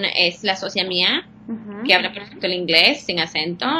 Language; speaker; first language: Spanish; non-native, fluent; English